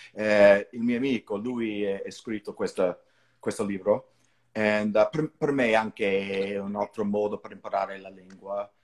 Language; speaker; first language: Italian; non-native, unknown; English